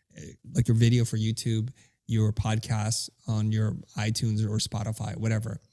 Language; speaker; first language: English; early bilingual, other home language; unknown